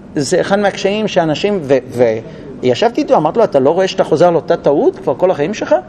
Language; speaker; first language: Hebrew; non-native, fluent; English